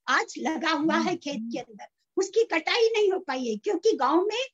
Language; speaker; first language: Hindi; native; Hindi